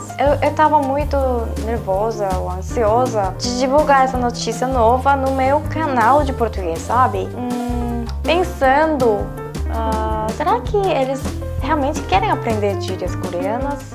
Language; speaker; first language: Portuguese; non-native, fluent; Korean